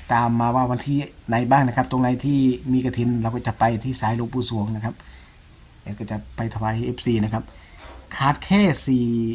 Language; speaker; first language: Thai; native; Thai